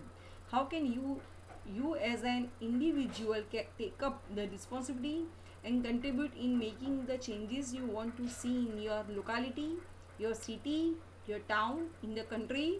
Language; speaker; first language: English; non-native, local second language; Gujarati